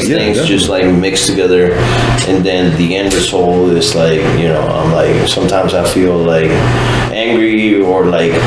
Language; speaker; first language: English; native; English